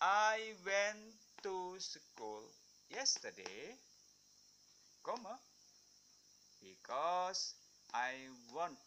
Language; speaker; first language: English; non-native, fluent; Indonesian